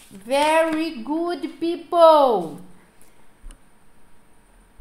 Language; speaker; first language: English; non-native, fluent; Portuguese